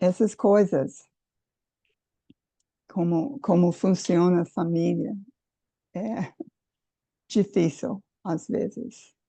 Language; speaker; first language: Portuguese; non-native, fluent; English